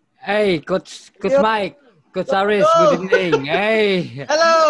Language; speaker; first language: English; non-native, local second language; Filipino